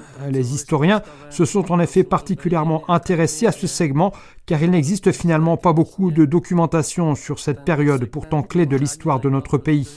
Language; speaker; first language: French; native; French